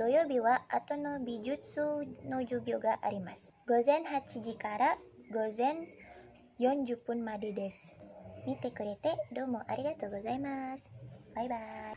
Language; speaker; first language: Japanese; non-native, learner; Indonesian